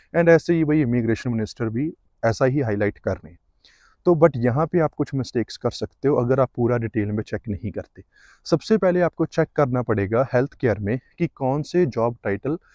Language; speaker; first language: Hindi; non-native, local second language; Punjabi